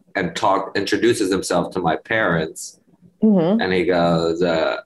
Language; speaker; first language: English; early bilingual, other home language; Spanish